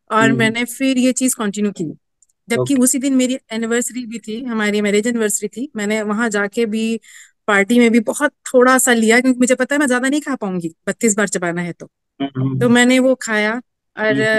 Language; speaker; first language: Hindi; native; Hindi